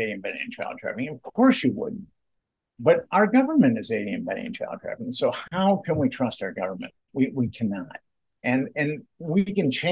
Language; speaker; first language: English; native; English